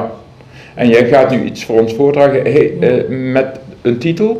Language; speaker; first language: Dutch; native; Dutch